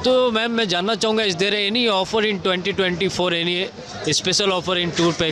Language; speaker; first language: Hindi; native; Hindi